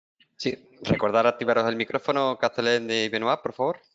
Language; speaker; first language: Spanish; native; Spanish